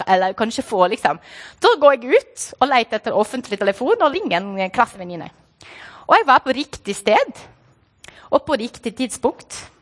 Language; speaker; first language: Norwegian; non-native, fluent; Portuguese